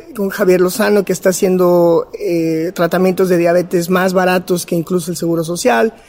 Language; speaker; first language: Spanish; native; Spanish